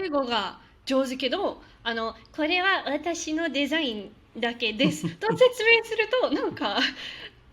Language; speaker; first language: Japanese; non-native, fluent; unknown